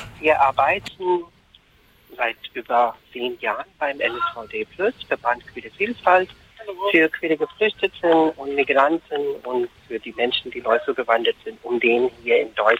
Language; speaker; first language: German; non-native, fluent; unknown